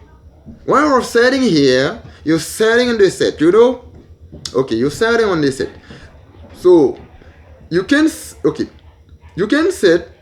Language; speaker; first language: English; non-native, learner; Haitian Creole